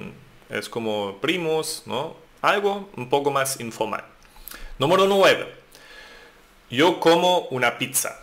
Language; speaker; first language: Spanish; non-native, fluent; German